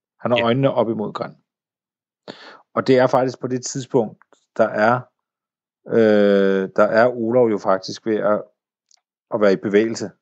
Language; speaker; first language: Danish; native; Danish